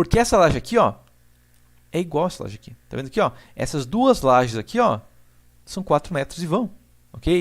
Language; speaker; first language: Portuguese; native; Portuguese